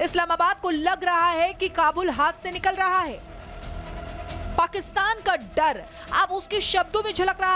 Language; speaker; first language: Hindi; native; Hindi